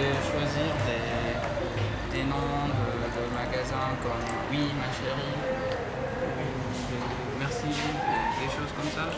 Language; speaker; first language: French; non-native, fluent; Arabic